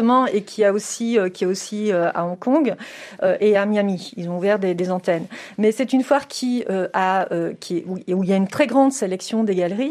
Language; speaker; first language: French; native; French